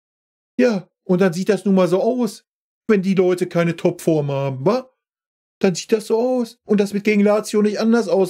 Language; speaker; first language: German; native; German